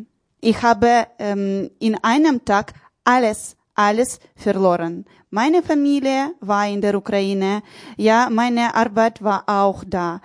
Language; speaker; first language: German; non-native, learner; Ukrainian